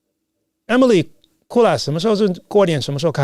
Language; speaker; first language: Chinese; non-native, fluent; English